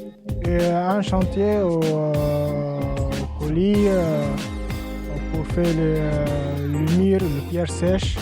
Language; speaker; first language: French; non-native, learner; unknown